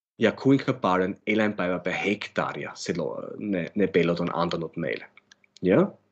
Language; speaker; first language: Finnish; non-native, fluent; German